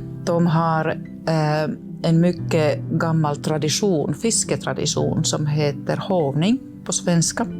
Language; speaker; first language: Swedish; non-native, local second language; Finnish